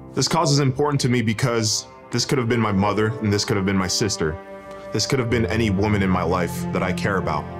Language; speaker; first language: English; native; English